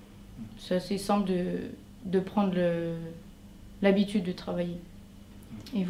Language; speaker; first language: French; native; French